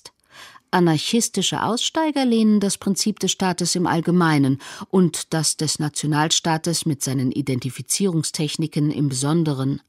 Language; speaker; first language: German; native; German